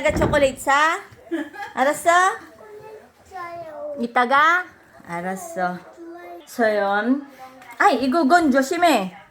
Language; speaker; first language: Korean; non-native, learner; Filipino